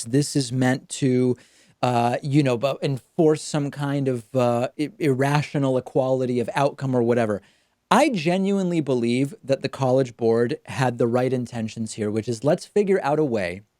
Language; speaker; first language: English; native; English